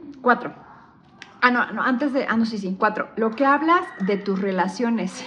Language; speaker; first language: Spanish; native; Spanish